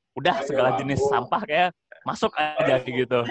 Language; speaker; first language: Indonesian; native; Indonesian